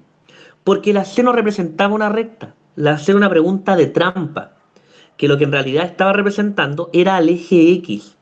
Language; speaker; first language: Spanish; native; Spanish